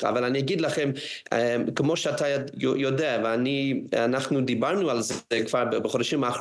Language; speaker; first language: Hebrew; non-native, fluent; English